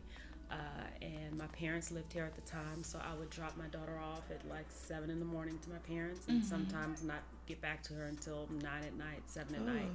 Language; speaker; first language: English; native; English